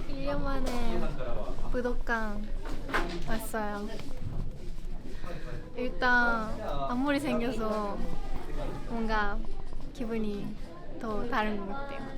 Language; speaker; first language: Korean; non-native, learner; Japanese